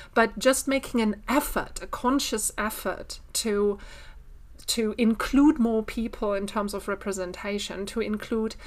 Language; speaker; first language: English; non-native, fluent; German